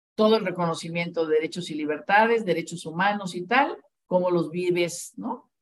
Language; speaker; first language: Spanish; native; Spanish